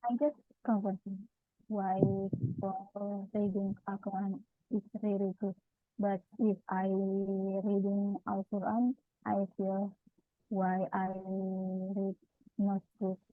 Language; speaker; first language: English; non-native, learner; Indonesian